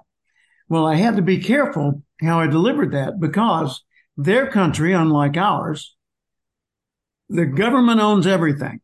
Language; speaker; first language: English; native; English